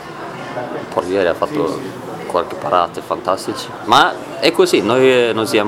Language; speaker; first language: Italian; non-native, learner; Swedish